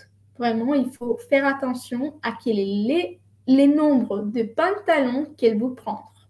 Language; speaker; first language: French; non-native, fluent; Spanish